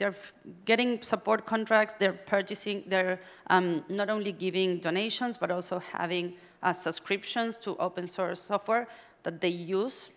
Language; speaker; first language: English; non-native, fluent; Spanish